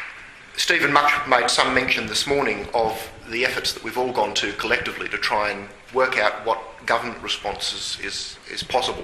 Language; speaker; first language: English; native; English